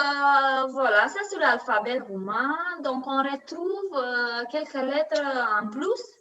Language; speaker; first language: French; non-native, learner; Romanian